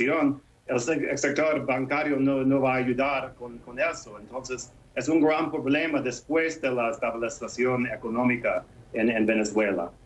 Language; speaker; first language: Spanish; non-native, fluent; English